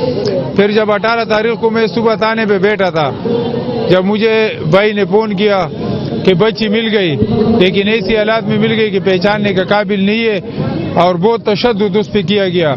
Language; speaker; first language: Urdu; non-native, local second language; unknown